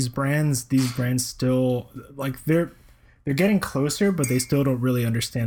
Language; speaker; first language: English; early bilingual, other home language; Spanish